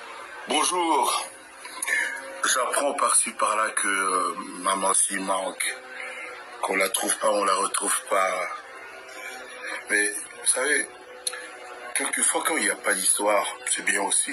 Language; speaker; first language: French; non-native, local second language; Lingala